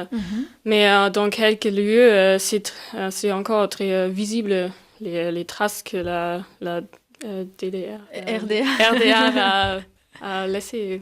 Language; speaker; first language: French; non-native, fluent; German